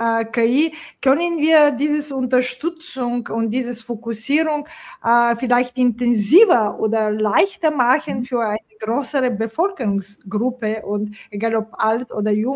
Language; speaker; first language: German; non-native, fluent; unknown